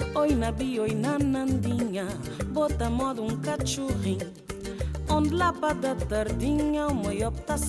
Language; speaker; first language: Portuguese; non-native, local second language; Kabuverdianu